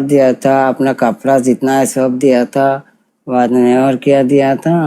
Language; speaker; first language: Hindi; non-native, learner; Bangla